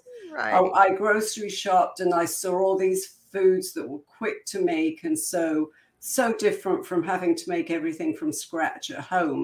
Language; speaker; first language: English; native; English